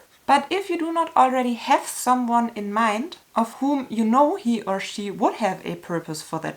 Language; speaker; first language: English; non-native, fluent; German